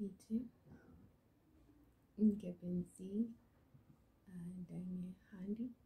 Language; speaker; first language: German; non-native, learner; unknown